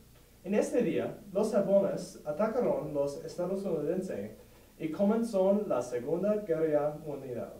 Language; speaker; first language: Spanish; non-native, learner; English